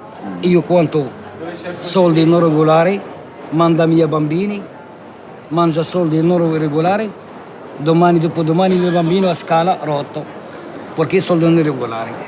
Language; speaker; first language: Italian; non-native, learner; Arabic